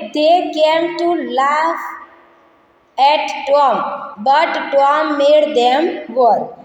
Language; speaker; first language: English; non-native, local second language; Gujarati